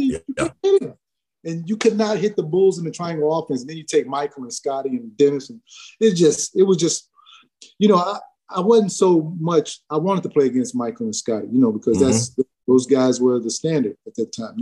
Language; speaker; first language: English; native; English